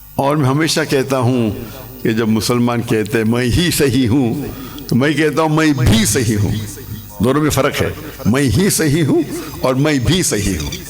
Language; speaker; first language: Urdu; non-native, local second language; English